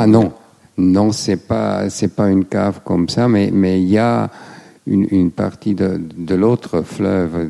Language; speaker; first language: French; non-native, fluent; German